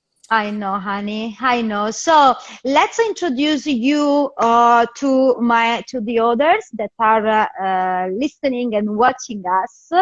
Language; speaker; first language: English; non-native, fluent; Italian